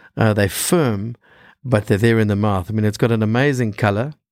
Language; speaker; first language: English; native; English